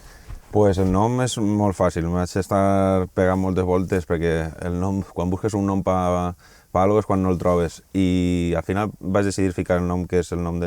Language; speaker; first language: Catalan; native; Catalan